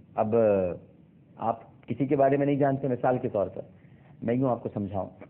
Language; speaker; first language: Urdu; native; Urdu